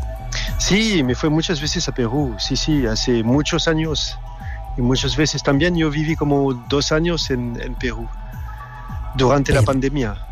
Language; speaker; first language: Spanish; non-native, fluent; French